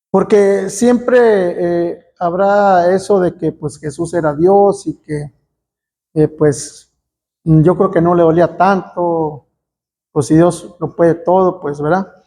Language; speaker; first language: Spanish; native; Spanish